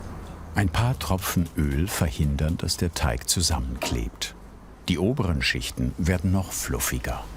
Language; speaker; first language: German; native; German